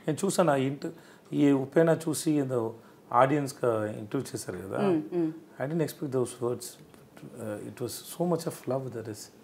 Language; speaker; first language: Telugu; non-native, learner; Tamil